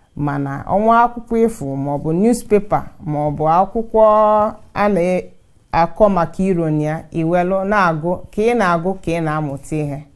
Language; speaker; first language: Igbo; native; Igbo